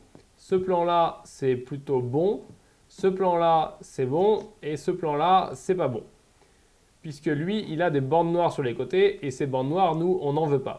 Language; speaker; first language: French; native; French